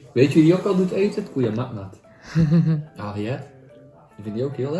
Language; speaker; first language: Dutch; native; Dutch